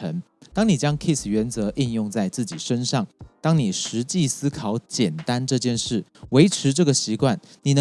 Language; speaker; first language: Chinese; native; Chinese